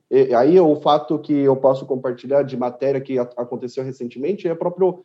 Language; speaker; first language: Portuguese; early bilingual, other home language; Korean